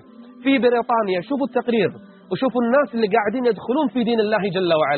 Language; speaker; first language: Arabic; native; Arabic